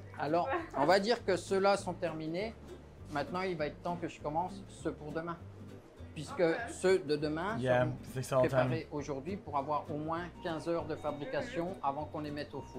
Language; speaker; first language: French; native; French